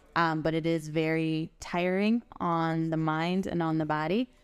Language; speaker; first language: English; early bilingual, other home language; German